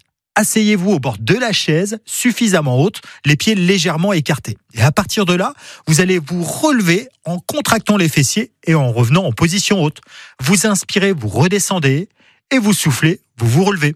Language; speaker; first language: French; native; French